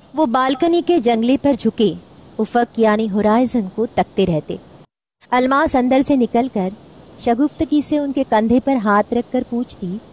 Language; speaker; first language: Urdu; non-native, local second language; Marathi